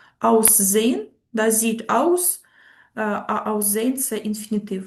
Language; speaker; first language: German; non-native, fluent; Ukrainian